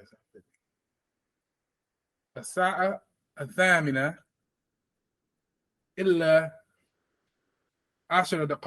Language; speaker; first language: Arabic; non-native, learner; English